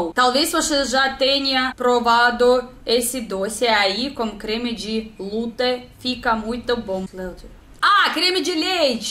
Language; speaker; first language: Portuguese; non-native, learner; Russian